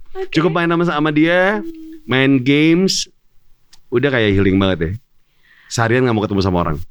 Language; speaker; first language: Indonesian; native; Indonesian